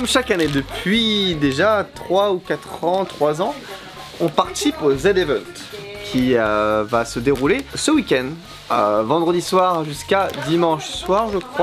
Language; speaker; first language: French; native; French